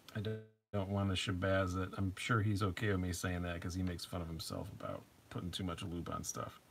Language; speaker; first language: English; native; English